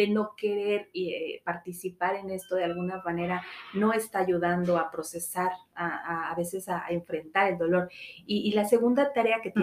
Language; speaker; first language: Spanish; native; Spanish